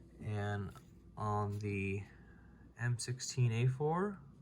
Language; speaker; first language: English; native; English